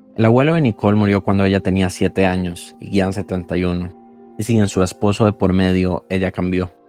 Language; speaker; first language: Spanish; native; Spanish